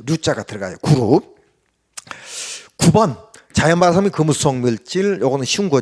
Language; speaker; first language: Korean; native; Korean